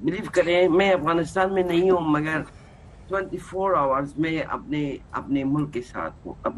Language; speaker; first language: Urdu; non-native, learner; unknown